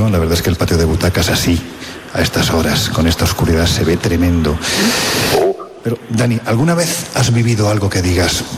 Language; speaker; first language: Spanish; native; Spanish